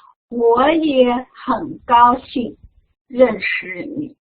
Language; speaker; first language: Chinese; non-native, fluent; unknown